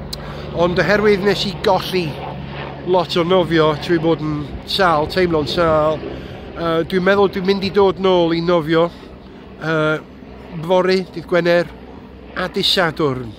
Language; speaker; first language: Welsh; non-native, local second language; English